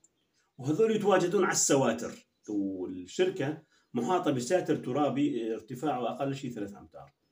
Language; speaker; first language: Arabic; native; Arabic